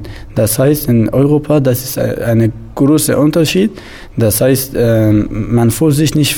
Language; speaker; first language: German; non-native, fluent; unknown